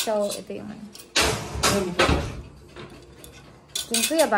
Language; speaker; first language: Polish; non-native, learner; Cebuano